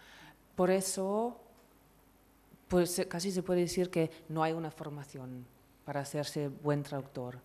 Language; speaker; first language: Spanish; non-native, fluent; German